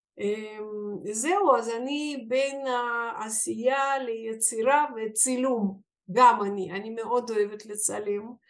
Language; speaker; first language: Hebrew; non-native, fluent; Russian